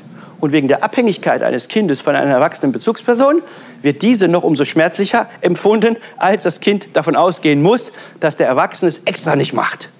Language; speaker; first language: German; native; German